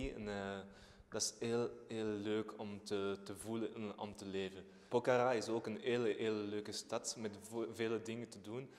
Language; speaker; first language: Dutch; non-native, local second language; French